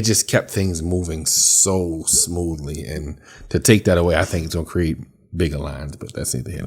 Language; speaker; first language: English; native; English